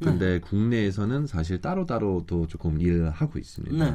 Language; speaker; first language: Korean; non-native, fluent; German